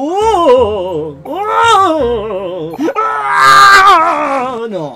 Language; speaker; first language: Spanish; native; Spanish